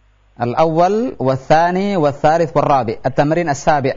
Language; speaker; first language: Arabic; non-native, fluent; Indonesian